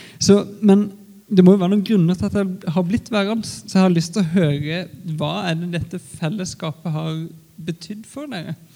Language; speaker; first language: Norwegian; native; Norwegian